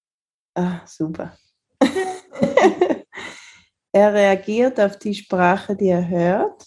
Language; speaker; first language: German; early bilingual, heritage; Spanish